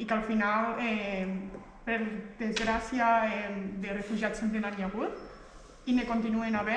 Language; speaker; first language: Catalan; native; Catalan